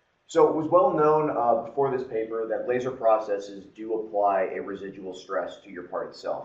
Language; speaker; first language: English; native; English